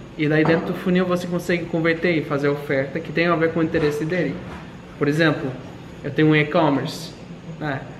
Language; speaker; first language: Portuguese; non-native, fluent; English